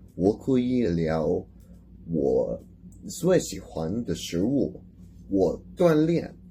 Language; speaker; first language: Chinese; non-native, learner; English